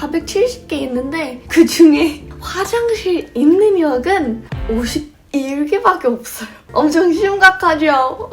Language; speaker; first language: Korean; non-native, fluent; English